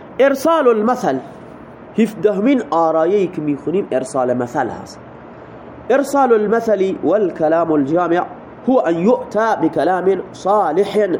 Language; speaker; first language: Persian; native; Persian